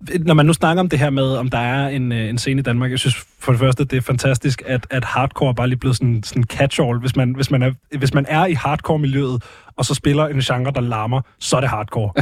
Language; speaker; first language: Danish; native; Danish